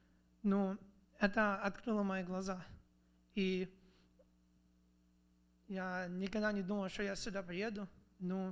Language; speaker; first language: Russian; early bilingual, other home language; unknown